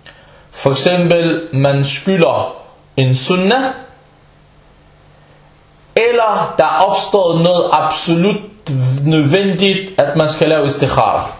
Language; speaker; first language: Danish; non-native, fluent; Arabic